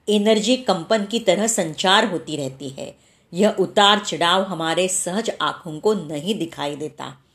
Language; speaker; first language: Hindi; non-native, local second language; Marathi